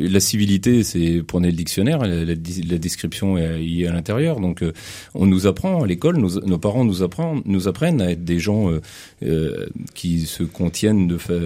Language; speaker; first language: French; native; French